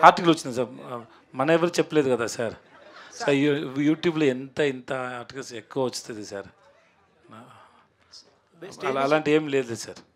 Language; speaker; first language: Telugu; non-native, learner; Tamil